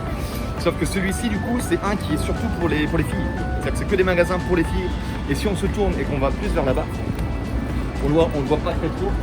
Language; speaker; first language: French; native; French